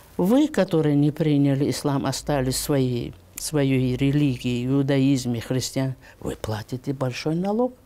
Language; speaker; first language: Russian; non-native, local second language; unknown